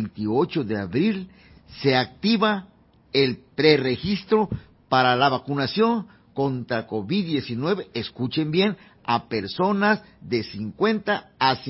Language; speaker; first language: Spanish; native; Spanish